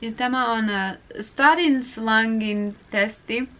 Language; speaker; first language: Finnish; non-native, learner; English